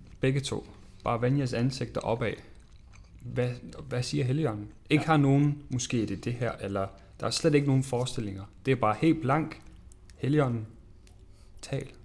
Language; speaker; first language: Danish; non-native, fluent; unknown